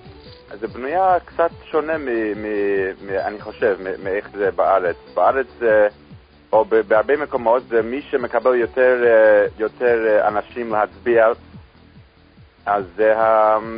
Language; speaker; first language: Hebrew; non-native, fluent; English